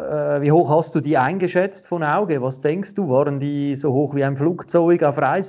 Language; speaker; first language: German; native; German